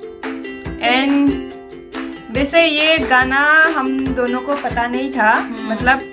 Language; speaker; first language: Hindi; non-native, local second language; Bodo